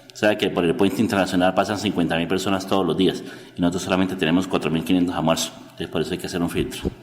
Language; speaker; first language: Spanish; native; Spanish